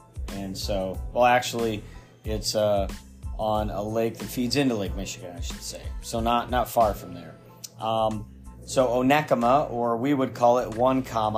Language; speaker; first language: English; native; English